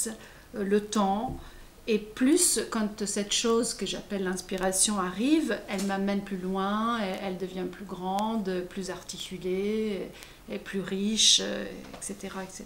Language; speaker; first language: French; non-native, fluent; Italian